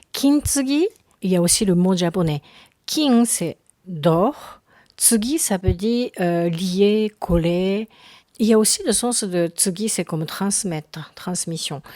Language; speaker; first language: French; non-native, learner; Japanese